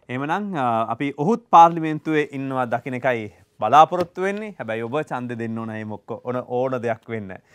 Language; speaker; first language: Sinhala; native; Sinhala